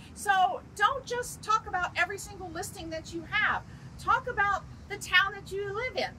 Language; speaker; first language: English; native; English